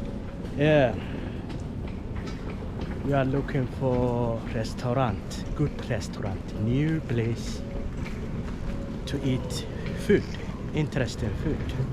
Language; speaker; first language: English; non-native, fluent; Somali